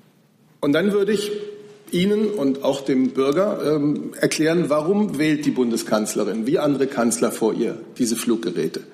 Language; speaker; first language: German; native; German